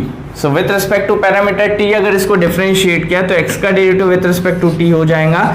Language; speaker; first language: Hindi; native; Hindi